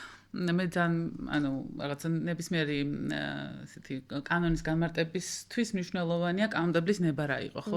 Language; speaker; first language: Georgian; native; Georgian